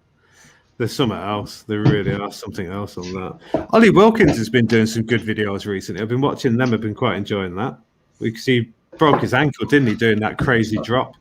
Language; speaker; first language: English; native; English